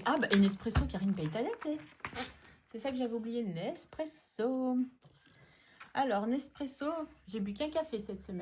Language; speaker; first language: French; native; French